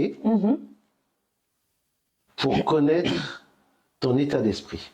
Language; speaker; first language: French; native; French